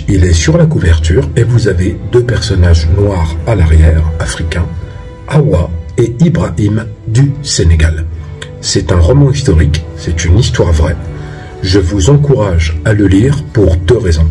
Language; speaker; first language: French; native; French